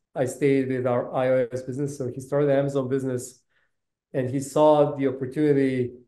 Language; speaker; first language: English; non-native, fluent; Bosnian